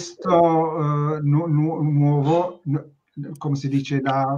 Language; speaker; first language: Italian; non-native, learner; Turkish